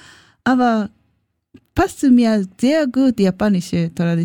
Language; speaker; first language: German; non-native, learner; Japanese